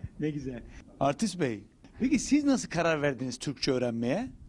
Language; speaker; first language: Turkish; native; Turkish